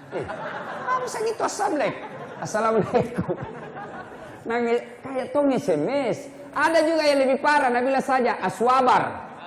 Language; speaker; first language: Indonesian; non-native, local second language; Buginese